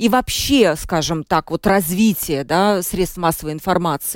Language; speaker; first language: Russian; native; Russian